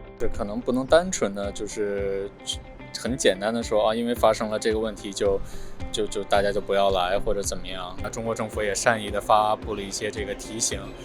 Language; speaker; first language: Chinese; native; Chinese